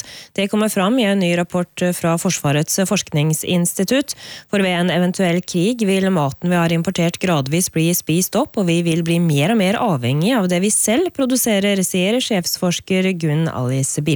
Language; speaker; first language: Norwegian; native; Norwegian